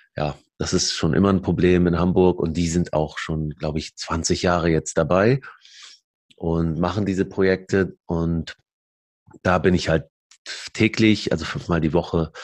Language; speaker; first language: German; early bilingual, other home language; Arabic